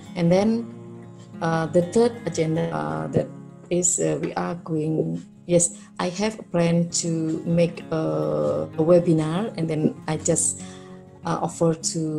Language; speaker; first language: English; non-native, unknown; Indonesian